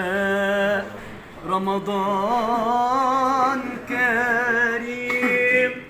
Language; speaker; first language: Arabic; native; Arabic